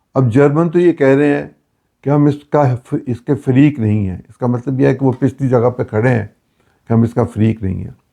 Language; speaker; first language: Urdu; native; Urdu